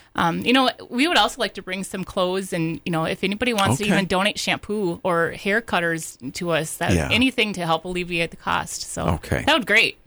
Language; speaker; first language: English; native; English